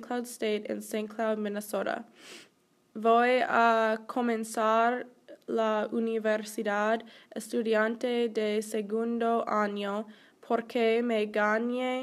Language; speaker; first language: Spanish; non-native, learner; English